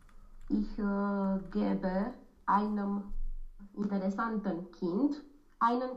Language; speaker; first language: German; non-native, learner; Romanian